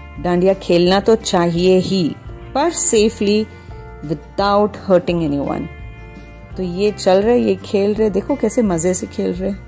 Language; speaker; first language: Hindi; non-native, local second language; Marathi